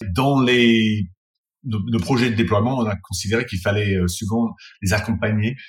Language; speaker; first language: French; non-native, fluent; English